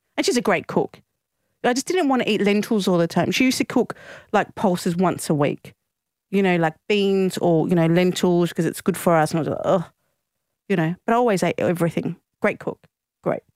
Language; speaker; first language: English; non-native, local second language; Greek